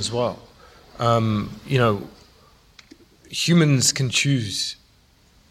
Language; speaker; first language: English; native; English